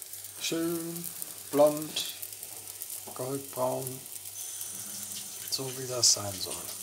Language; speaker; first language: German; native; German